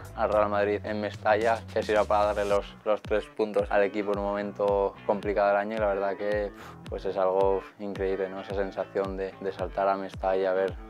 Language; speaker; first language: Spanish; native; Spanish